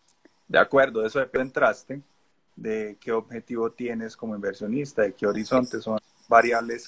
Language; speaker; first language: Spanish; native; Spanish